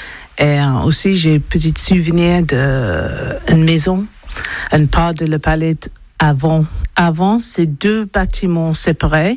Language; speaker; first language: French; non-native, learner; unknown